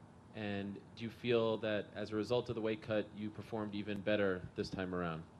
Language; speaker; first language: English; native; English